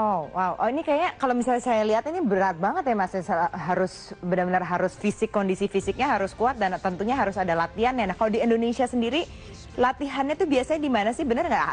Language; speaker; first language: Indonesian; native; Indonesian